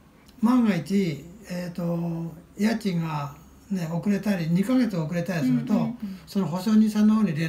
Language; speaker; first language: Japanese; native; Japanese